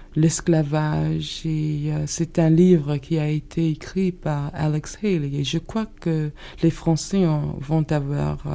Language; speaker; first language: French; non-native, fluent; English